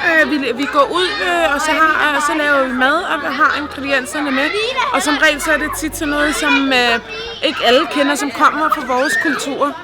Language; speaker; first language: Danish; non-native, fluent; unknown